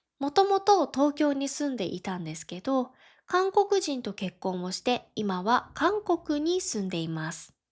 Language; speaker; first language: Japanese; native; Japanese